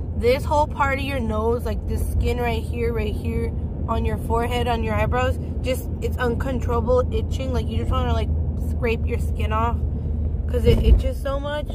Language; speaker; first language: English; early bilingual, other home language; Spanish